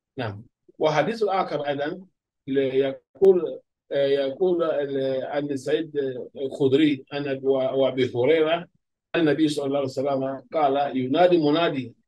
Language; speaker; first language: Arabic; non-native, fluent; Urdu